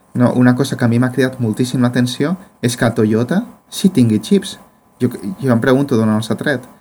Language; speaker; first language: Catalan; non-native, fluent; Spanish